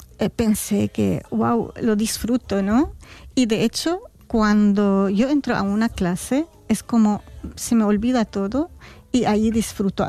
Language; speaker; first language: Spanish; non-native, fluent; Arabic